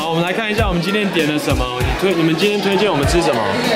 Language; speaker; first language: Chinese; native; Chinese